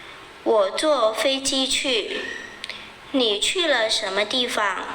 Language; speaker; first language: Chinese; non-native, fluent; Indonesian